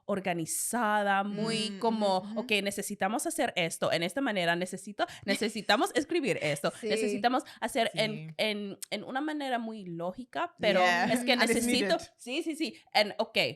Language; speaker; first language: Spanish; non-native, learner; English